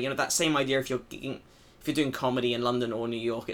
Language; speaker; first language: English; native; English